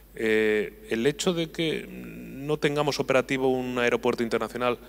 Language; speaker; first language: Spanish; native; Spanish